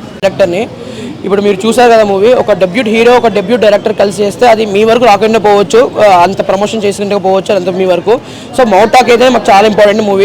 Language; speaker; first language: Telugu; native; Telugu